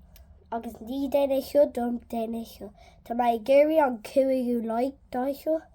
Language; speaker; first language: Irish; non-native, learner; English